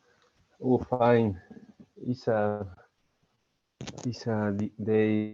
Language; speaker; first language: English; non-native, learner; Spanish